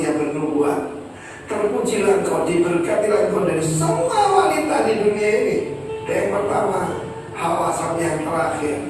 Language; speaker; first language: Indonesian; native; Indonesian